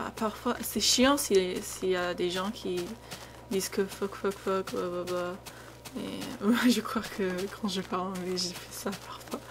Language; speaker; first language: French; non-native, fluent; English